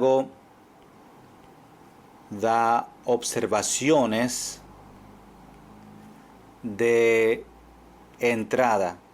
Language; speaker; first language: Spanish; non-native, fluent; English